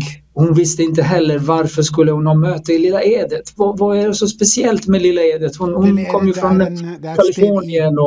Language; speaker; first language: Swedish; non-native, fluent; Croatian